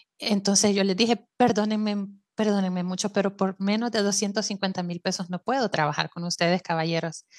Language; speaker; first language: Spanish; native; Spanish